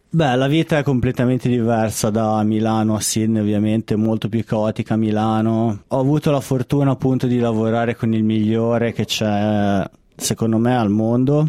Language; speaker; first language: Italian; native; Italian